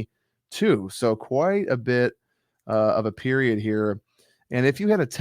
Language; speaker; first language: English; native; English